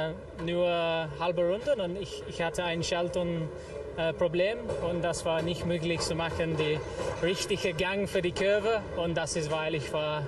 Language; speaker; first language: German; non-native, learner; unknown